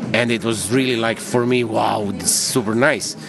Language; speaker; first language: English; non-native, fluent; Croatian